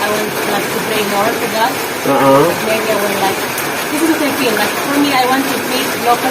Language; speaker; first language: English; non-native, fluent; Arabic